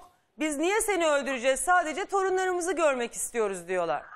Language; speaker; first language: Turkish; native; Turkish